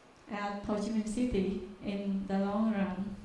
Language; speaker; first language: English; non-native, learner; Vietnamese